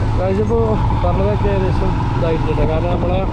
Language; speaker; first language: Malayalam; native; Malayalam